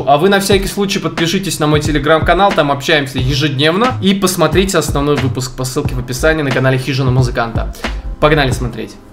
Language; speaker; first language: Russian; native; Russian